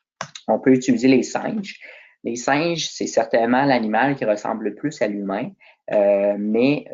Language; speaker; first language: French; native; French